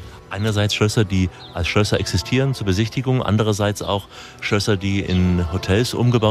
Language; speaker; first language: German; native; German